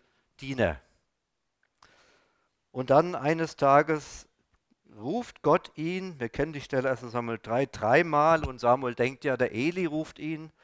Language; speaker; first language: German; native; German